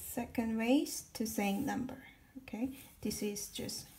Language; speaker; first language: English; non-native, learner; Korean